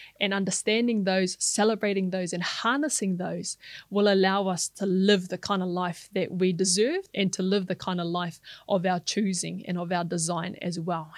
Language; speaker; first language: English; non-native, local second language; Māori